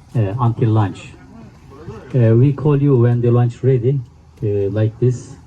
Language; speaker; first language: English; non-native, learner; Turkish